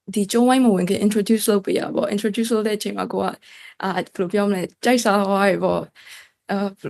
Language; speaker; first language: Burmese; non-native, local second language; Kachin